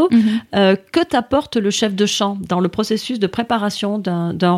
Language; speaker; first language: French; native; French